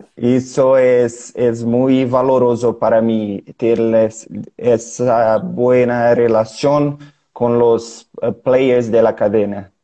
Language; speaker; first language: Spanish; non-native, learner; Portuguese